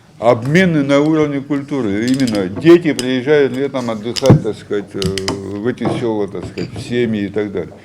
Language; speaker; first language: Russian; non-native, fluent; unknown